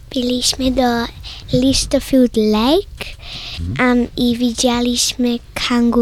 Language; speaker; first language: Polish; early bilingual, heritage; Polish